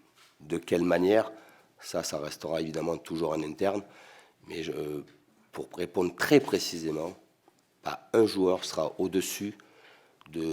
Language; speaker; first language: French; native; French